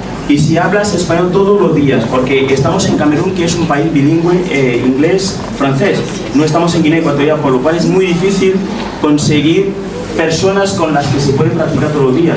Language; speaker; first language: Spanish; non-native, fluent; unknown